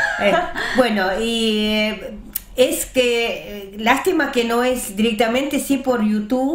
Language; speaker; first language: Spanish; early bilingual, heritage; Russian